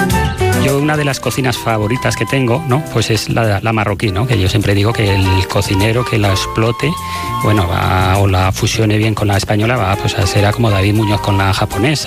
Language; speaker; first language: Spanish; native; Spanish